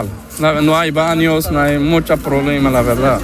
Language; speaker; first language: Spanish; non-native, learner; Arabic